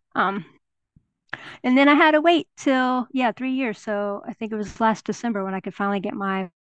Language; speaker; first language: English; native; English